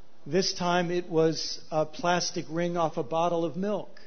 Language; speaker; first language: English; native; English